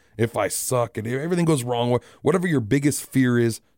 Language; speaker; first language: English; native; English